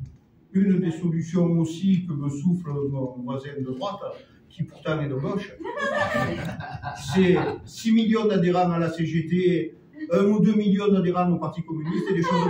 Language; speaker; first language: French; non-native, learner; Arabic